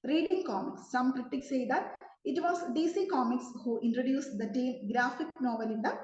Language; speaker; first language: English; non-native, local second language; Malayalam